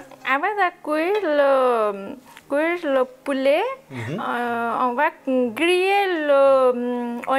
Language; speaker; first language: French; non-native, learner; Nepali